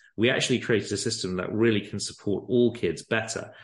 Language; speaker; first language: English; native; English